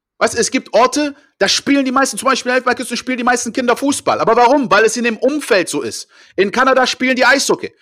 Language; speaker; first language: German; early bilingual, heritage; French